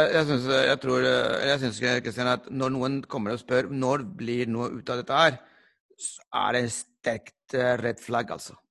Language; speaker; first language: Norwegian; non-native, fluent; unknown